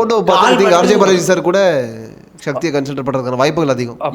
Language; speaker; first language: Tamil; native; Tamil